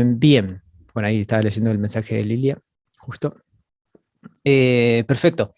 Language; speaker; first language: Spanish; native; Spanish